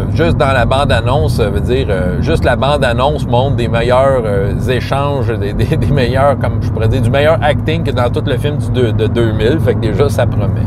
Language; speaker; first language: French; native; French